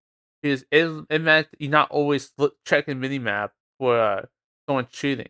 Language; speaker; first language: English; native; English